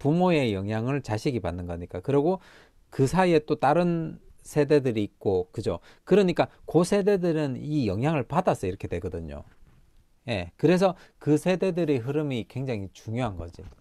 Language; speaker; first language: Korean; native; Korean